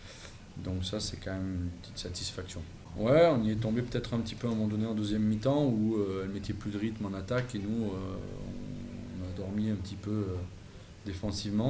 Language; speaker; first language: French; native; French